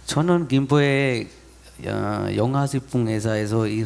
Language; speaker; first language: Korean; non-native, learner; Sinhala